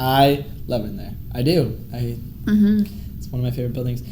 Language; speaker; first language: English; native; English